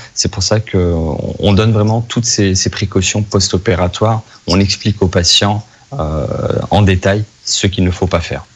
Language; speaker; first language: French; native; French